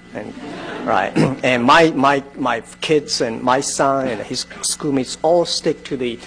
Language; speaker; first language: English; non-native, fluent; Chinese